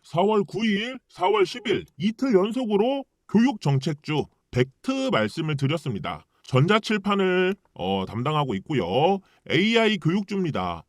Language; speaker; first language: Korean; early bilingual, heritage; Korean